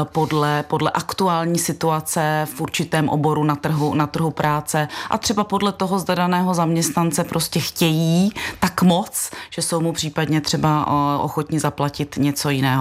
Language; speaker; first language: Czech; native; Czech